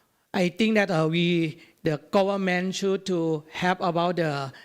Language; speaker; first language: English; non-native, learner; Thai